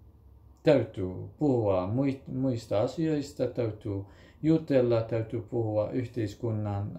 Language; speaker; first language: Finnish; non-native, fluent; Kurdish